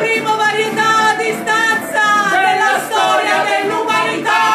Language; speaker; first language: Italian; native; Italian